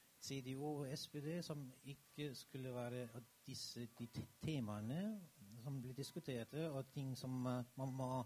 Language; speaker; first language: Norwegian; non-native, fluent; German